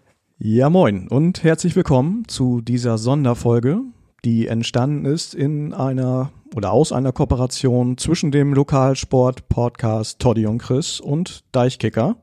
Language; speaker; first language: German; native; German